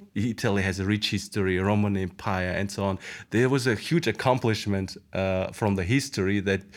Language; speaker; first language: English; non-native, fluent; Mongolian